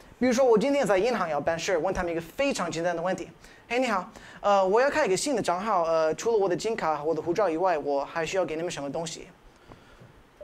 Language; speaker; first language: Chinese; non-native, fluent; English